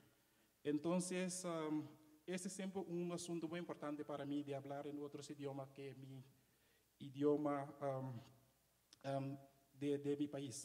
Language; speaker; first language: Spanish; non-native, fluent; Papiamento